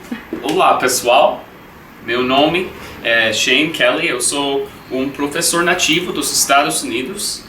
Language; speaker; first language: Portuguese; non-native, learner; English